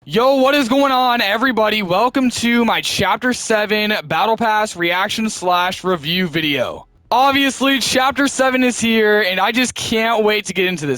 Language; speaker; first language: English; native; English